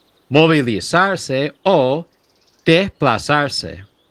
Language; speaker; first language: Spanish; native; Spanish